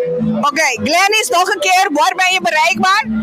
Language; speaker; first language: Dutch; non-native, local second language; Papiamento